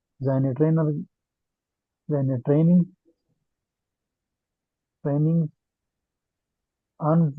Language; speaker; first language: German; non-native, learner; Urdu